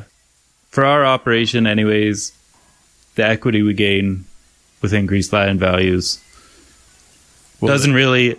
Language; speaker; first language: English; native; English